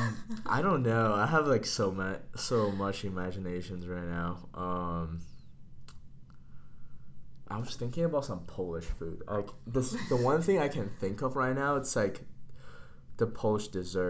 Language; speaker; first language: English; non-native, fluent; Chinese